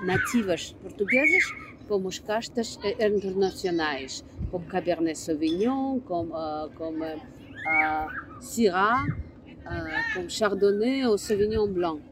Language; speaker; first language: Portuguese; non-native, learner; English